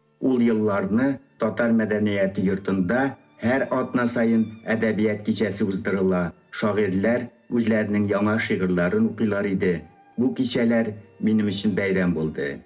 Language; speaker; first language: Tatar; early bilingual, heritage; Tatar